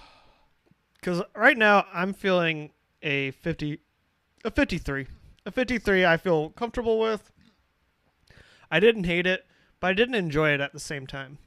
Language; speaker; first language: English; native; English